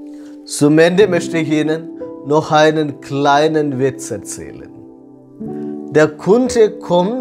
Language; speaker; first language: German; non-native, fluent; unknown